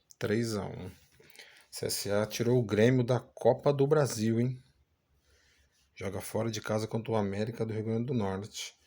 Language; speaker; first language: Portuguese; native; Portuguese